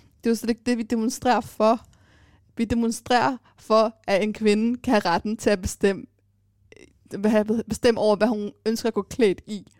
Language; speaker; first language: Danish; early bilingual, other home language; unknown